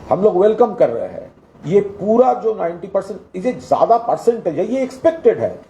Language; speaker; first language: Hindi; non-native, local second language; Bangla